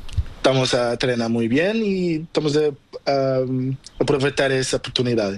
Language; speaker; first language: Spanish; non-native, learner; Portuguese